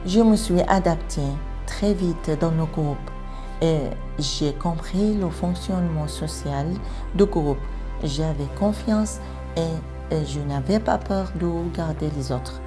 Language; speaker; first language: French; non-native, learner; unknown